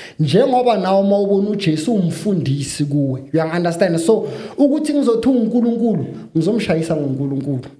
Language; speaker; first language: Zulu; native; Zulu